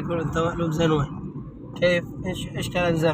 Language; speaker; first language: Arabic; native; Arabic